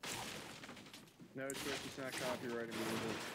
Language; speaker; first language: English; native; English